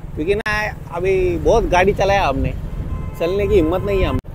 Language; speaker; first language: Hindi; non-native, local second language; Marathi